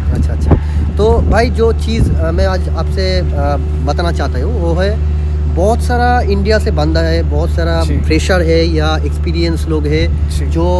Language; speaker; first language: Hindi; non-native, local second language; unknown